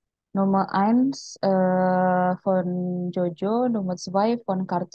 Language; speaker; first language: German; non-native, fluent; Indonesian